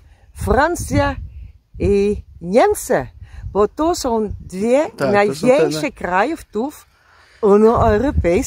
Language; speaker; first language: Polish; non-native, learner; Dutch